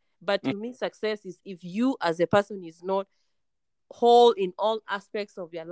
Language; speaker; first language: English; non-native, local second language; Luo (Kenya and Tanzania)